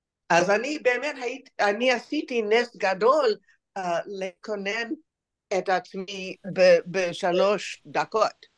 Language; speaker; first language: Hebrew; non-native, learner; English